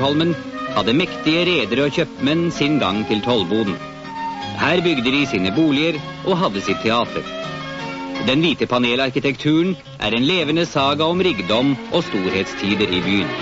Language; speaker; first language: Norwegian; native; Norwegian